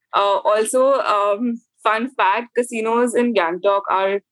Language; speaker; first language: English; non-native, local second language; Hindi